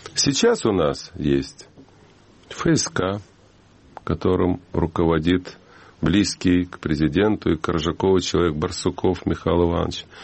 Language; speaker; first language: Russian; native; Russian